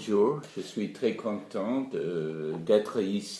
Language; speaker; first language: French; non-native, fluent; English